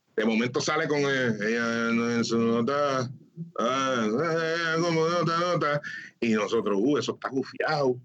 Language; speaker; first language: Spanish; early bilingual, heritage; Spanish